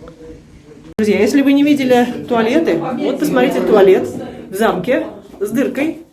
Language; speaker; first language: Russian; native; Russian